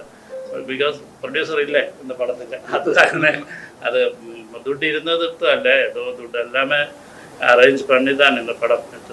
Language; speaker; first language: Tamil; non-native, learner; Malayalam